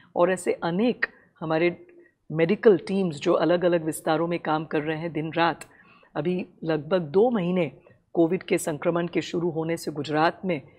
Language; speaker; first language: Hindi; non-native, local second language; Tamil